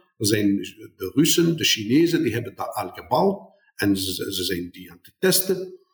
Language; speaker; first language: Dutch; non-native, fluent; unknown